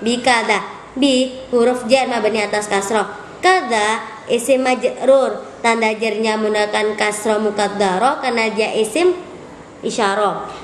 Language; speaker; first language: Indonesian; native; Indonesian